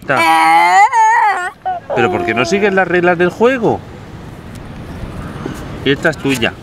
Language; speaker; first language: Spanish; native; Spanish